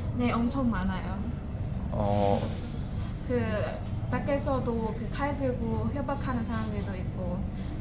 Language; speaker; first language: Korean; non-native, learner; Burmese